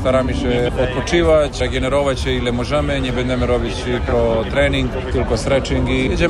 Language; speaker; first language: Polish; non-native, learner; Serbian